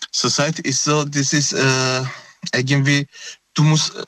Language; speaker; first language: German; non-native, learner; Persian